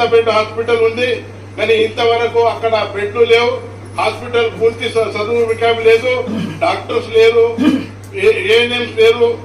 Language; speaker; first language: Telugu; non-native, local second language; Marathi